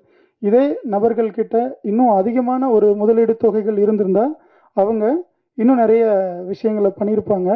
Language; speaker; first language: Tamil; native; Tamil